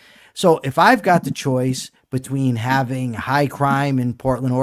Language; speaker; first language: English; native; English